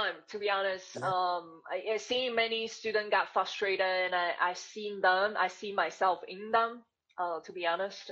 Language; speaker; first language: English; non-native, fluent; Chinese